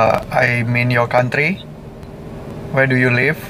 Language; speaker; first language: English; non-native, learner; Indonesian